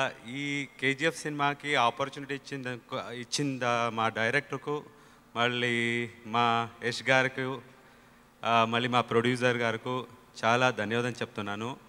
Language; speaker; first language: Telugu; non-native, learner; Kannada